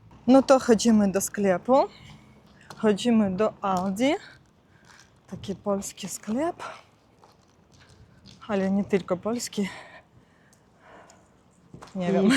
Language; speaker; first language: Polish; non-native, learner; Ukrainian